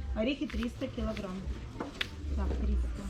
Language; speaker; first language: Russian; non-native, learner; Turkish